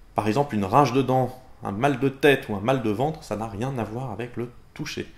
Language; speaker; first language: French; native; French